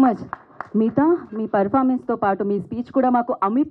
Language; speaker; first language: Telugu; native; Telugu